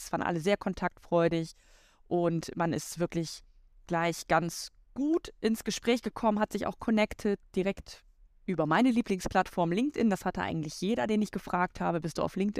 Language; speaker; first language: German; native; German